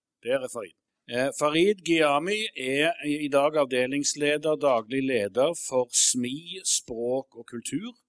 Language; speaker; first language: Norwegian; native; Norwegian